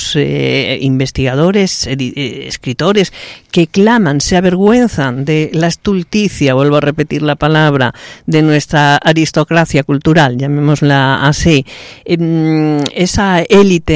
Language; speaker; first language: Spanish; native; Spanish